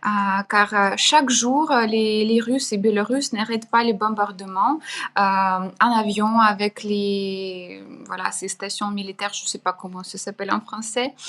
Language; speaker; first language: French; non-native, fluent; Ukrainian